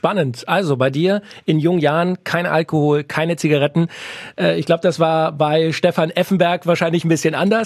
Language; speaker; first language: German; native; German